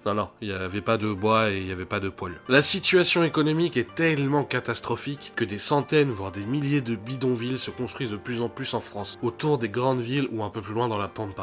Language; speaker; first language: French; native; French